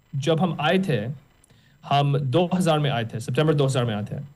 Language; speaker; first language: Urdu; native; Urdu